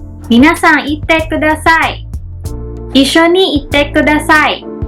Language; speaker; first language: Japanese; non-native, learner; Filipino